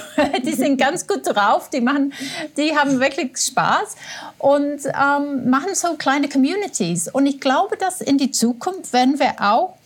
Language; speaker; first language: German; non-native, fluent; English